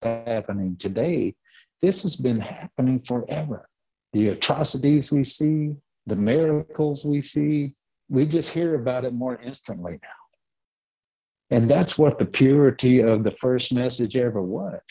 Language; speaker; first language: English; early bilingual, other home language; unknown